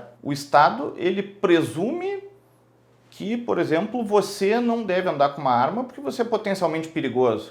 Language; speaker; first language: Portuguese; native; Portuguese